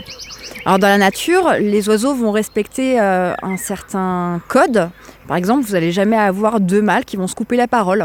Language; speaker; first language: French; native; French